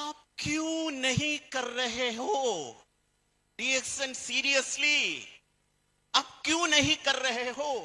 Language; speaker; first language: Hindi; non-native, fluent; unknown